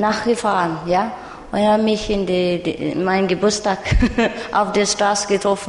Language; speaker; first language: German; non-native, learner; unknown